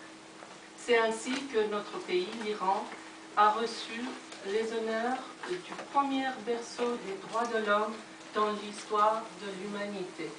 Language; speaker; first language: French; non-native, fluent; Persian